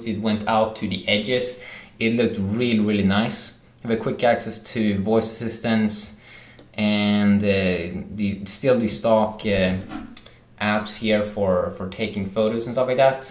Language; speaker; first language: English; non-native, fluent; Swedish